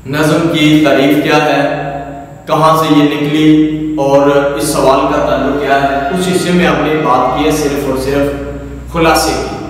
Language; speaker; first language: Urdu; native; Urdu